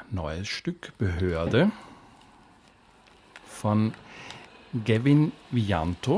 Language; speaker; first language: German; native; German